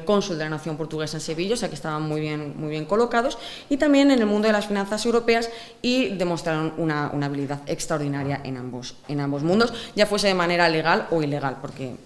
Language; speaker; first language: Spanish; native; Spanish